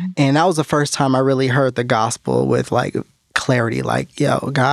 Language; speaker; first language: English; native; English